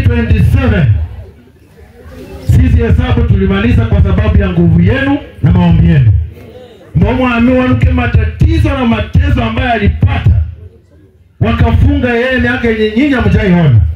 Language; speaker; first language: Swahili; non-native, local second language; Luyia